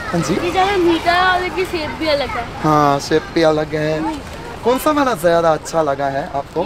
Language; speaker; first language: Hindi; non-native, fluent; Japanese